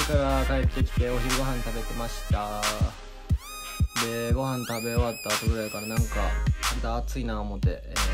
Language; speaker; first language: Japanese; native; Japanese